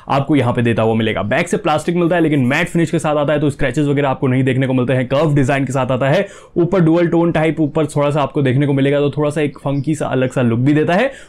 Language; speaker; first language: Hindi; native; Hindi